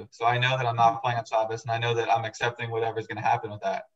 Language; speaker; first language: English; native; English